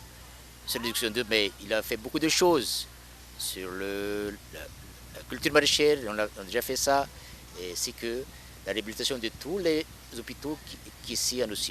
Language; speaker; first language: French; non-native, local second language; Malagasy